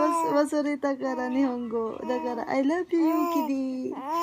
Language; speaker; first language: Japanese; non-native, learner; Filipino